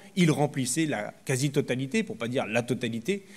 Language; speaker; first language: French; native; French